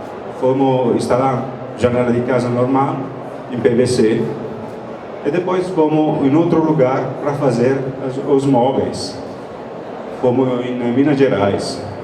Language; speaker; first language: Portuguese; non-native, fluent; Italian